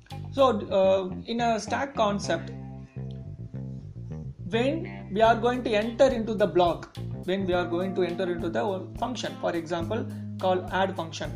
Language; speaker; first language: English; non-native, local second language; Tamil